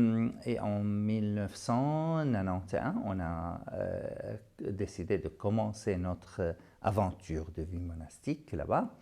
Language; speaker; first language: French; non-native, fluent; Arabic